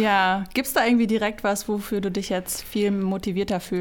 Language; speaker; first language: German; native; German